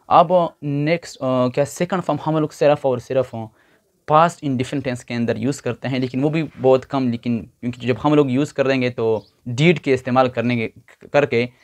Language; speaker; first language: Urdu; non-native, local second language; Pashto